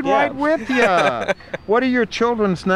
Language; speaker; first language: English; native; English